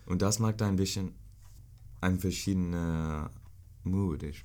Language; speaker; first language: German; non-native, learner; English